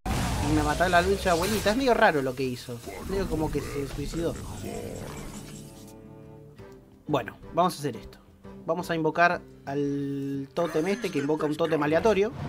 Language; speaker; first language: Spanish; native; Spanish